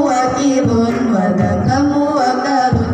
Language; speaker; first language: Arabic; non-native, learner; Indonesian